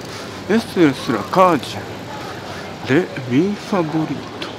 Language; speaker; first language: Spanish; non-native, learner; Japanese